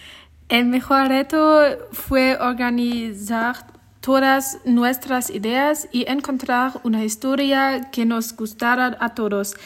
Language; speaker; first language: Spanish; non-native, learner; German